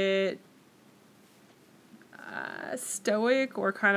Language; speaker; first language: English; native; English